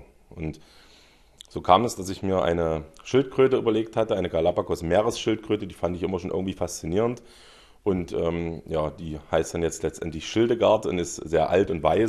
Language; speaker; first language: German; native; German